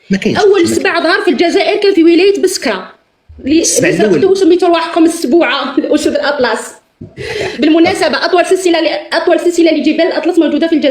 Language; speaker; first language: Arabic; native; Arabic